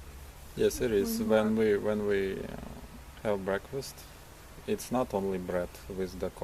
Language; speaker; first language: English; non-native, learner; Ukrainian